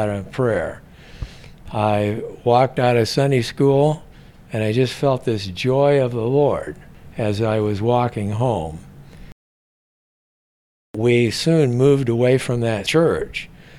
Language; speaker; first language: English; native; English